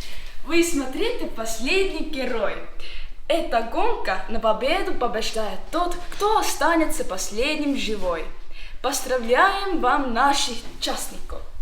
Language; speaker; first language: Russian; non-native, learner; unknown